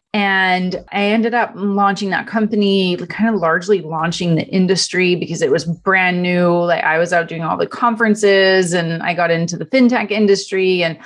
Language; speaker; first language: English; non-native, fluent; Italian